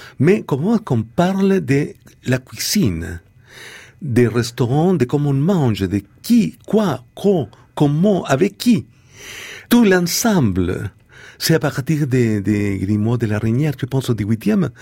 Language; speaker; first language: French; non-native, fluent; Spanish